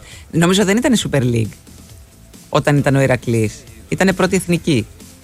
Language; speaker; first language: Greek; native; Greek